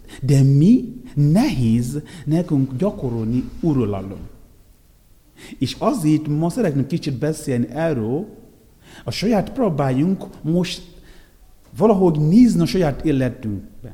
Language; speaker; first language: Hungarian; non-native, fluent; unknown